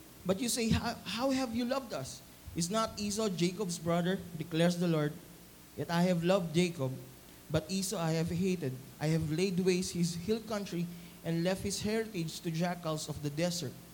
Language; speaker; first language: English; non-native, local second language; Filipino